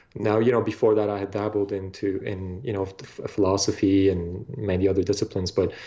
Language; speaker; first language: English; non-native, fluent; Bulgarian